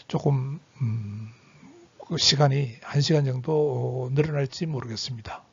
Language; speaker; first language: Korean; native; Korean